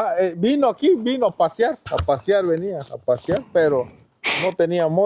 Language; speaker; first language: Spanish; native; Spanish